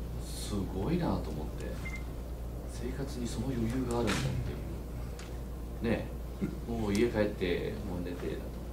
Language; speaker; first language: Japanese; native; Japanese